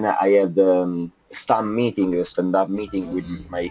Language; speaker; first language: English; non-native, fluent; Italian